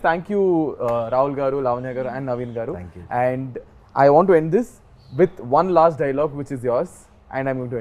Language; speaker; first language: Telugu; native; Telugu